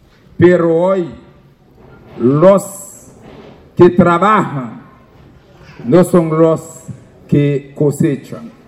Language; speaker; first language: Spanish; non-native, fluent; Haitian Creole